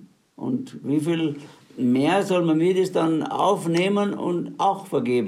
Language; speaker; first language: German; native; German